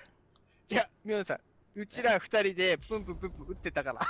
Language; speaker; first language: Japanese; native; Japanese